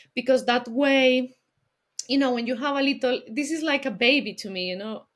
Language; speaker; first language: English; non-native, fluent; Spanish